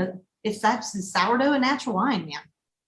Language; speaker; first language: English; native; English